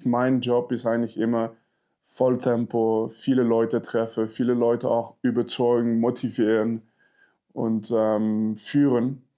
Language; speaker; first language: German; non-native, fluent; French